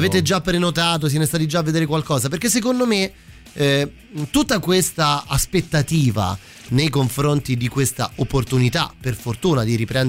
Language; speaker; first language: Italian; native; Italian